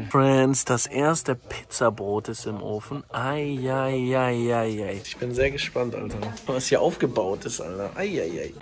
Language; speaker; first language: German; native; German